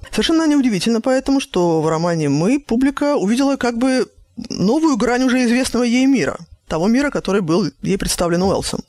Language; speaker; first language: Russian; native; Russian